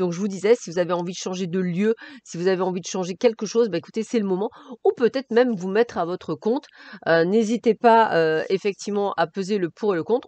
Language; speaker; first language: French; native; French